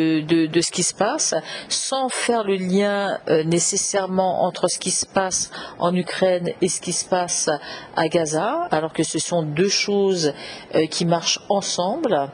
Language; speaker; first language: French; native; French